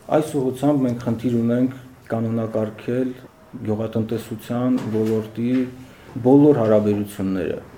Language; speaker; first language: Armenian; native; Armenian